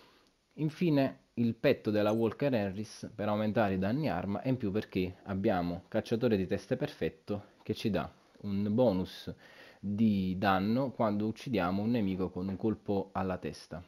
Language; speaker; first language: Italian; native; Italian